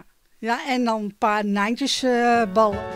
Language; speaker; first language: Dutch; native; Dutch